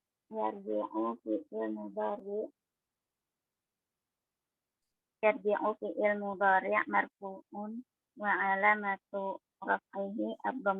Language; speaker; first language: Arabic; non-native, learner; Indonesian